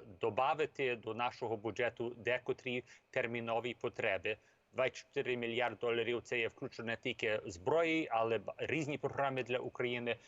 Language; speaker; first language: Ukrainian; early bilingual, heritage; Ukrainian